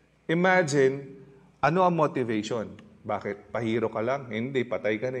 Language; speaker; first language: Filipino; native; Filipino